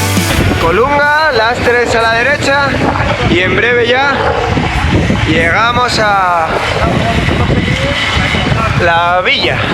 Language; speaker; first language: Spanish; native; Spanish